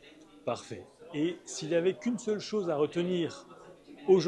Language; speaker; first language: French; native; French